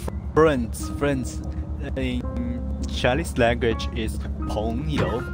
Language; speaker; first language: English; non-native, learner; Chinese